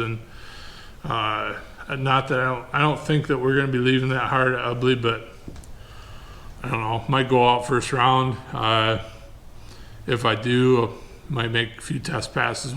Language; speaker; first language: English; native; English